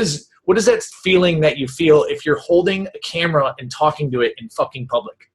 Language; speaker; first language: English; native; English